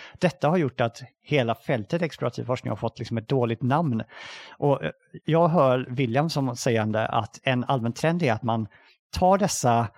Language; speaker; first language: Swedish; native; Swedish